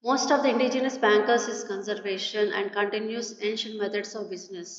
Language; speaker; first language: English; non-native, local second language; Telugu